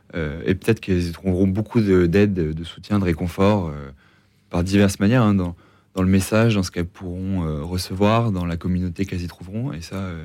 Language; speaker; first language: French; native; French